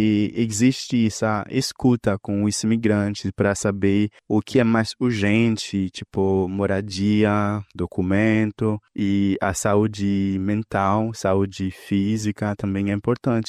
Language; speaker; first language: Portuguese; non-native, fluent; Haitian Creole